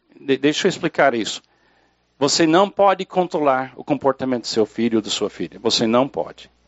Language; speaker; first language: Portuguese; non-native, fluent; English